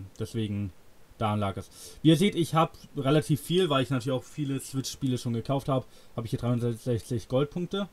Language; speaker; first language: German; native; German